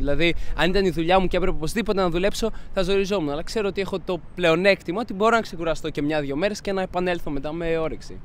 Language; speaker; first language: Greek; native; Greek